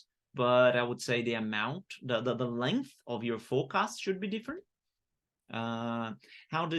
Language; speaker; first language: English; non-native, fluent; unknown